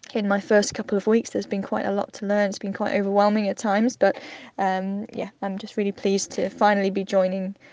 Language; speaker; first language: English; native; English